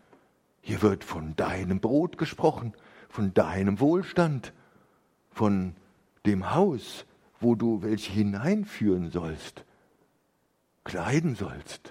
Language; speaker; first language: German; native; German